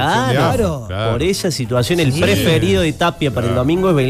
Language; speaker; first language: Spanish; native; Spanish